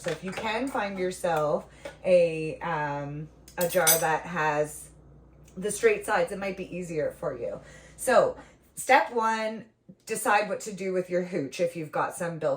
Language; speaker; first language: English; native; English